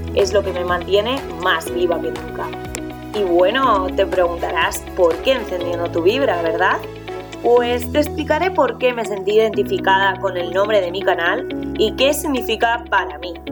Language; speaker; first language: Spanish; native; Spanish